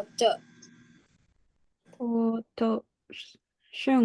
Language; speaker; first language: Chinese; non-native, learner; Filipino